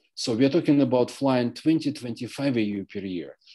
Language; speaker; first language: English; non-native, fluent; Russian